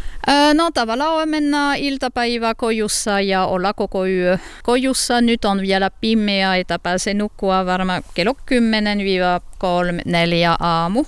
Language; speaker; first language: Finnish; non-native, learner; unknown